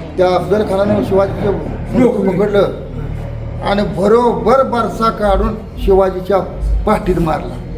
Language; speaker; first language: Marathi; native; Marathi